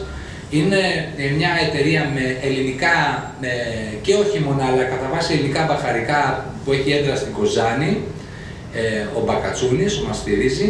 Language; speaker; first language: Greek; native; Greek